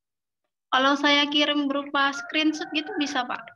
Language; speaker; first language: Indonesian; native; Indonesian